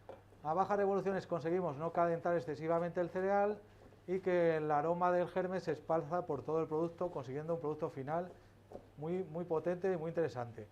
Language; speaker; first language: Spanish; native; Spanish